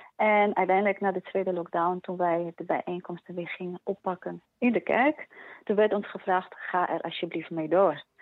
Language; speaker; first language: Dutch; early bilingual, other home language; Polish